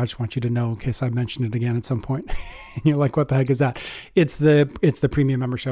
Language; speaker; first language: English; native; English